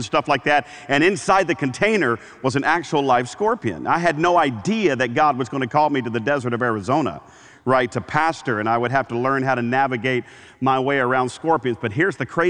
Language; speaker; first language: English; native; English